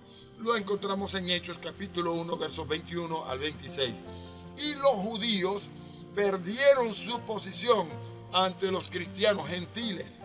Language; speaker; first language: Spanish; native; Spanish